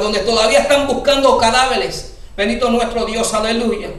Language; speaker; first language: Spanish; early bilingual, heritage; Spanish